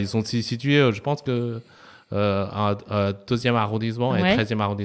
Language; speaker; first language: French; non-native, fluent; Chinese